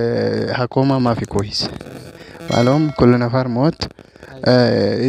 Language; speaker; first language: Arabic; non-native, learner; Oromo